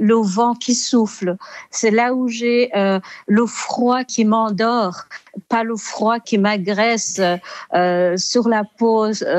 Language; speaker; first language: French; non-native, local second language; Rundi